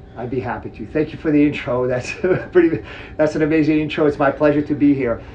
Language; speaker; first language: English; early bilingual, other home language; Czech